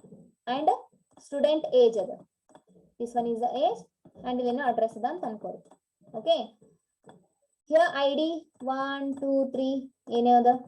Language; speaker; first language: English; non-native, local second language; Kannada